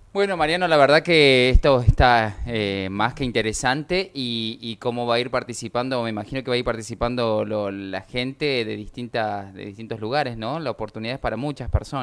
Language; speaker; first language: Spanish; native; Spanish